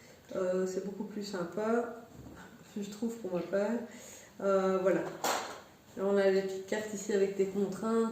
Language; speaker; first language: French; native; French